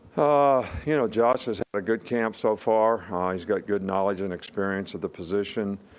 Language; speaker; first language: English; native; English